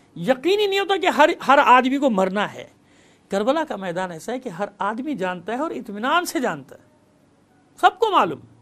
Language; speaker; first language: Urdu; native; Urdu